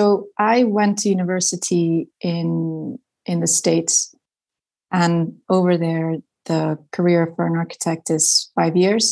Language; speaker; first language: English; non-native, fluent; Spanish